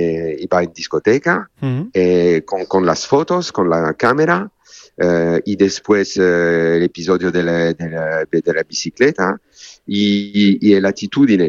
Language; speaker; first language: Spanish; non-native, learner; French